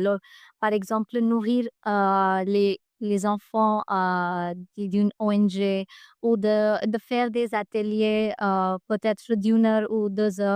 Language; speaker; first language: French; non-native, fluent; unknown